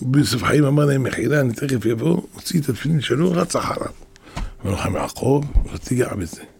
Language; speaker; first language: Hebrew; native; Hebrew